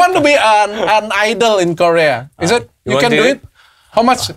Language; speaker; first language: English; non-native, learner; Indonesian